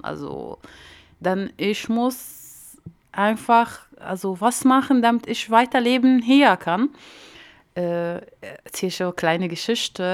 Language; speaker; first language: German; non-native, learner; Arabic